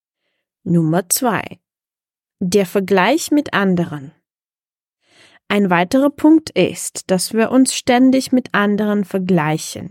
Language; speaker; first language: German; non-native, fluent; Czech